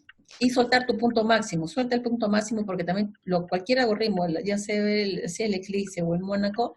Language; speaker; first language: Spanish; native; Spanish